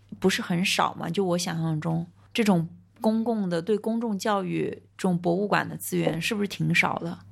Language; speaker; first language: Chinese; native; Chinese